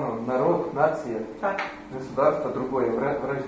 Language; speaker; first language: Polish; non-native, learner; Russian